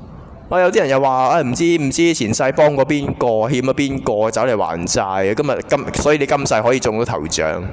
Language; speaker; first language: Cantonese; native; Cantonese